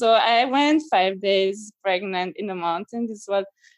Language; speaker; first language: English; non-native, fluent; French